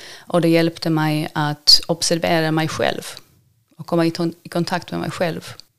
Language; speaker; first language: Swedish; early bilingual, other home language; Polish